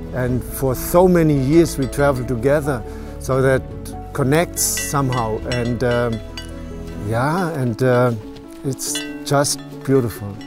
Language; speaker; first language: English; non-native, fluent; German